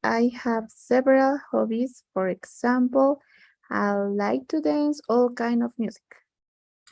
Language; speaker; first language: English; non-native, learner; Spanish